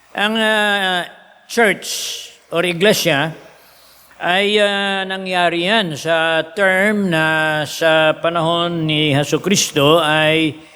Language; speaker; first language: Filipino; non-native, local second language; Hiligaynon